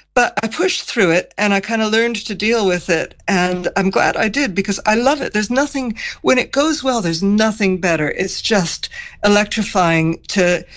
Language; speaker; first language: English; native; English